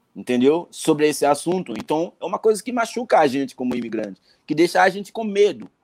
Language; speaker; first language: Portuguese; non-native, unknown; Haitian Creole